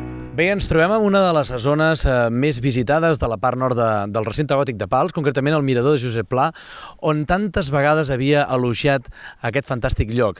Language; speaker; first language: Catalan; native; Catalan